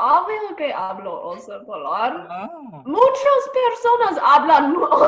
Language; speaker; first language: Spanish; non-native, learner; English